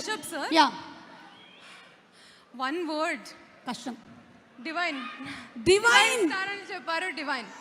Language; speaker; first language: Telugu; non-native, learner; Kannada